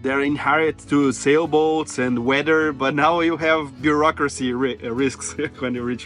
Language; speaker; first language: English; non-native, fluent; Portuguese